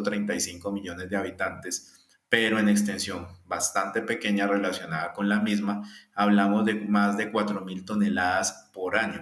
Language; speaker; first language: Spanish; native; Spanish